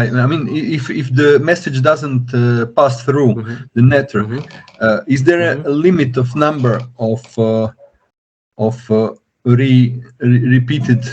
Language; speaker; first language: English; non-native, learner; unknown